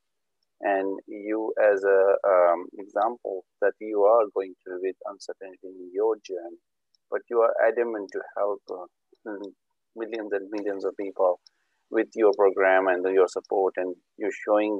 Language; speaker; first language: English; native; English